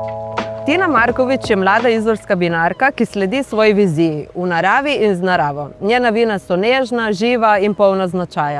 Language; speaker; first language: Slovenian; native; Slovenian